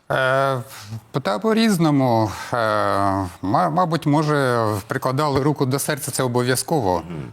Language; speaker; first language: Ukrainian; non-native, local second language; Russian